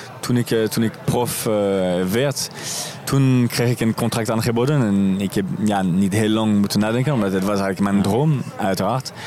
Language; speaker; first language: Dutch; non-native, fluent; French